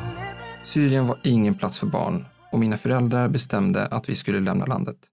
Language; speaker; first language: Swedish; non-native, fluent; Arabic